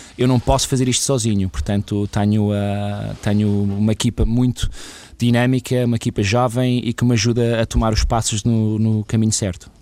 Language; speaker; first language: Portuguese; early bilingual, other home language; English